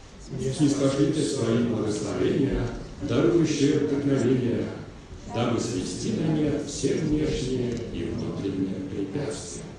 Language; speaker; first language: Russian; native; Russian